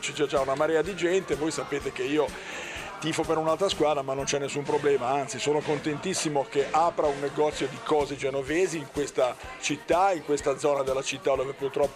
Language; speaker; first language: Italian; native; Italian